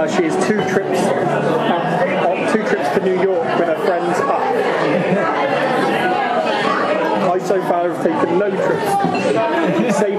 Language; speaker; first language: English; native; English